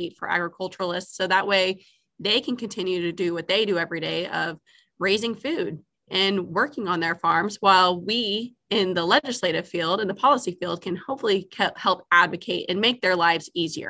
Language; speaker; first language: English; native; English